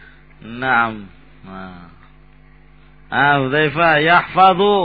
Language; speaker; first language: Arabic; non-native, fluent; Indonesian